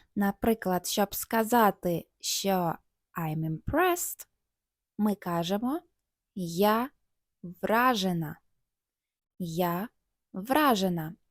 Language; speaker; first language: Ukrainian; native; Ukrainian